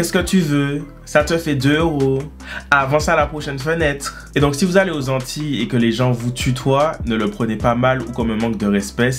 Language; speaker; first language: French; native; French